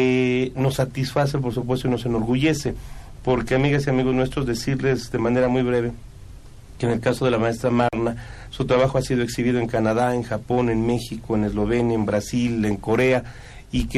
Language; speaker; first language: Spanish; native; Spanish